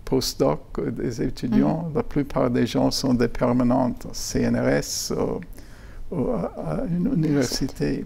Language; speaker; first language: French; non-native, fluent; German